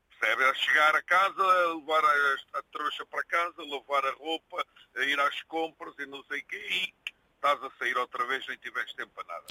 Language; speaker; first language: Portuguese; native; Portuguese